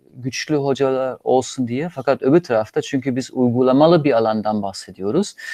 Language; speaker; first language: Turkish; non-native, fluent; German